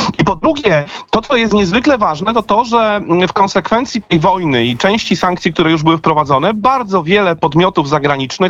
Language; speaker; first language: Polish; native; Polish